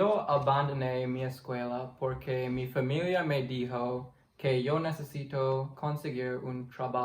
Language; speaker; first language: Spanish; non-native, learner; English